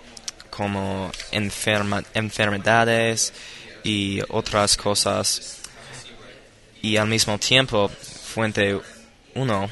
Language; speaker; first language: Spanish; non-native, learner; English